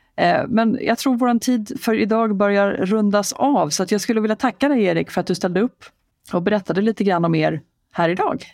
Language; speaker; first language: Swedish; native; Swedish